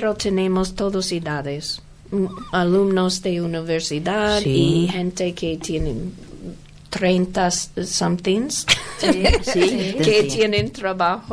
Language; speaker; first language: Spanish; non-native, learner; English